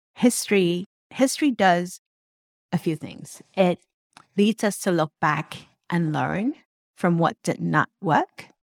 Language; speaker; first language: English; non-native, local second language; Cantonese